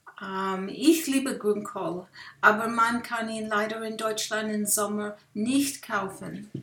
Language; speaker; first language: German; non-native, learner; English